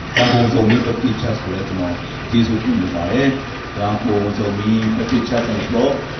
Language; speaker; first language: Burmese; non-native, local second language; Hakha Chin